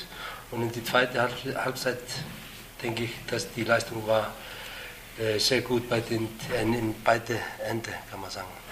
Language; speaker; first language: German; non-native, fluent; Icelandic